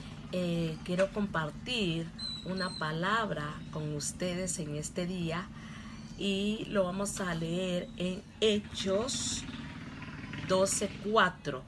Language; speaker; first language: Spanish; non-native, local second language; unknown